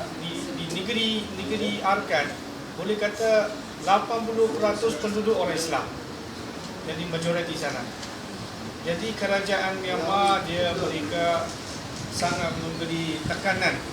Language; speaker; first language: Malay; non-native, fluent; Rohingya